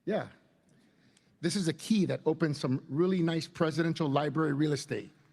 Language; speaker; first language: English; native; English